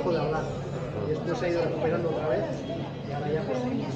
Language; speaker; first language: Spanish; native; Spanish